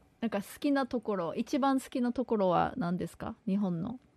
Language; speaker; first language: Japanese; native; Japanese